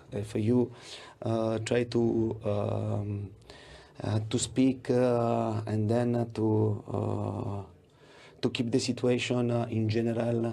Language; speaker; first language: English; non-native, learner; Italian